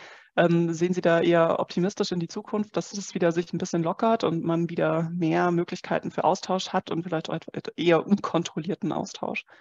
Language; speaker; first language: German; native; German